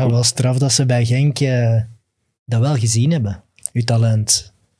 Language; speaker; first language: Dutch; native; Dutch